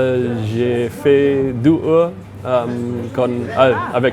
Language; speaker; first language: French; non-native, learner; English